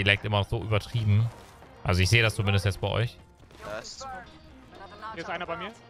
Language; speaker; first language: German; native; German